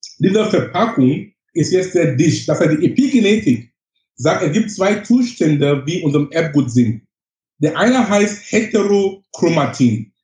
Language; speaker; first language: German; non-native, fluent; English